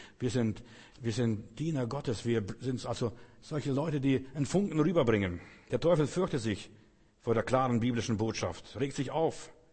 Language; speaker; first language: German; non-native, fluent; Russian